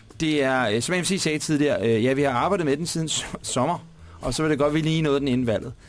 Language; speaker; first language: Danish; native; Danish